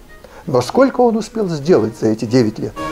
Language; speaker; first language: Russian; native; Russian